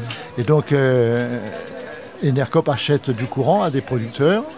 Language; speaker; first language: French; native; French